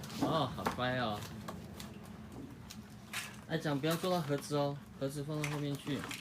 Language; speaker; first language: Chinese; native; Chinese